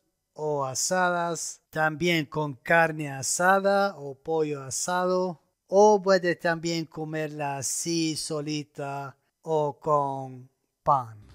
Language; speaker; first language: Spanish; non-native, fluent; Arabic